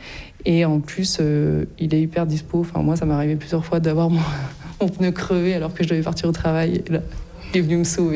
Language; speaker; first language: French; native; French